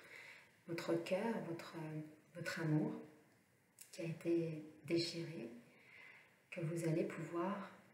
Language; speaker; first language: French; native; French